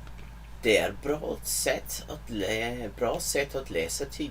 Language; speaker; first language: Swedish; non-native, learner; English